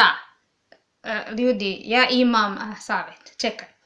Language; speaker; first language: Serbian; non-native, learner; English